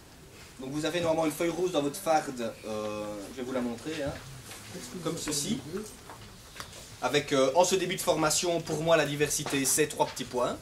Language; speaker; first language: French; native; French